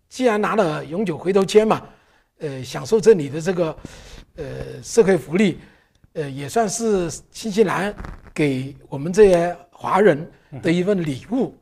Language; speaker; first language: Chinese; native; Chinese